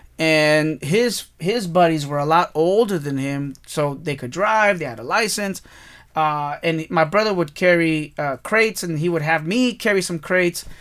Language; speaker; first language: English; early bilingual, other home language; Spanish